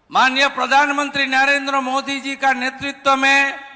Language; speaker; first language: Hindi; non-native, local second language; Bangla